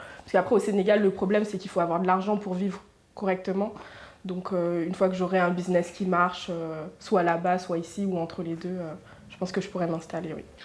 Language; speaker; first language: French; native; French